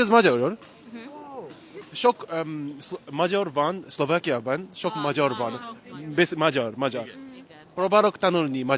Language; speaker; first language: Hungarian; non-native, learner; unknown